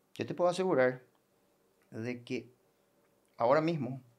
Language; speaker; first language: Spanish; native; Spanish